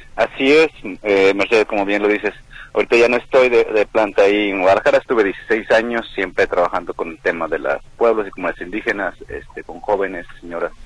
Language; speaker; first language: Spanish; non-native, local second language; Nahuatl languages